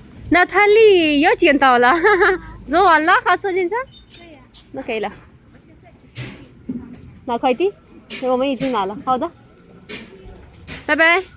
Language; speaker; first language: Chinese; non-native, fluent; Urdu